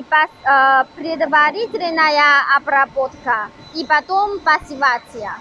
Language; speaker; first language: Russian; non-native, learner; Chinese